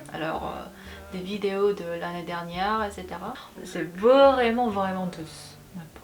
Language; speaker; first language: French; non-native, fluent; Korean